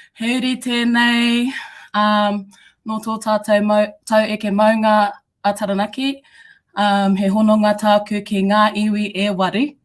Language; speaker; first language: Māori; non-native, local second language; English